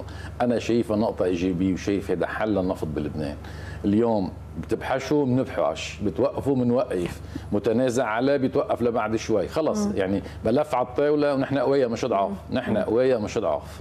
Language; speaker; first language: Arabic; native; Arabic